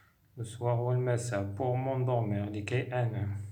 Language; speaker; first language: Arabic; native; Arabic